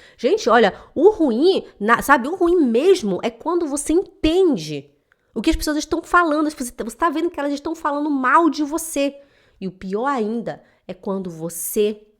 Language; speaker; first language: Portuguese; native; Portuguese